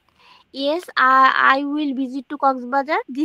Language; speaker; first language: English; non-native, learner; Bangla